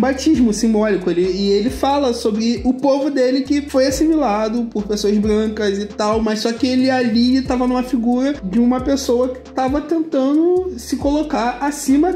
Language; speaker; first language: Portuguese; native; Portuguese